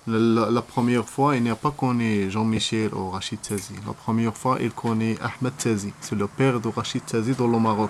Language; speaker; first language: French; non-native, learner; Arabic